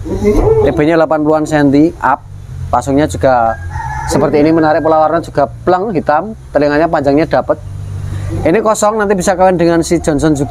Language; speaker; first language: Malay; non-native, local second language; Javanese